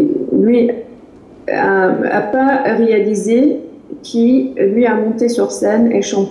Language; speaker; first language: French; non-native, fluent; Arabic